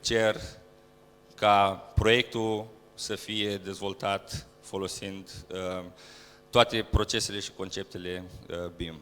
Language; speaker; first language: Romanian; native; Romanian